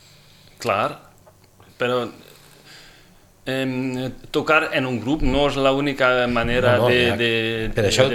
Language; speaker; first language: Catalan; non-native, fluent; Dutch